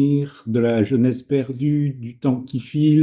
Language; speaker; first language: French; native; French